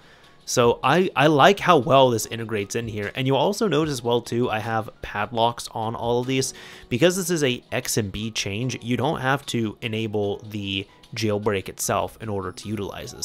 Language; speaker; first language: English; native; English